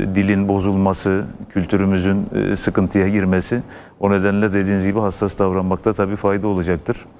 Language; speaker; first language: Turkish; native; Turkish